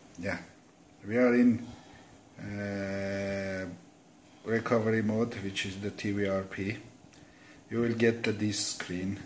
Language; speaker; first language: English; non-native, fluent; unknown